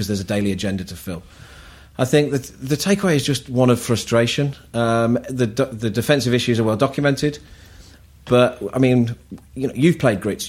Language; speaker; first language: English; native; English